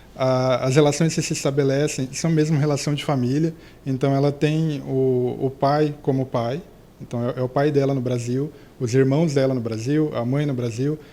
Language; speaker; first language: Portuguese; native; Portuguese